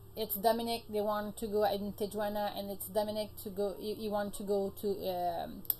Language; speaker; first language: English; native; English